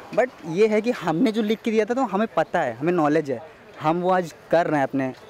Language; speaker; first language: Hindi; native; Hindi